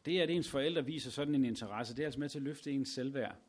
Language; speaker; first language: Danish; native; Danish